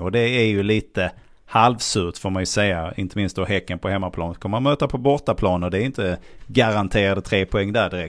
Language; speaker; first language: Swedish; native; Swedish